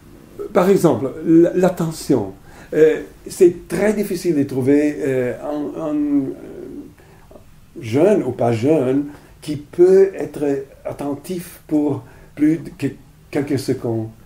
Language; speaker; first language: French; non-native, fluent; Italian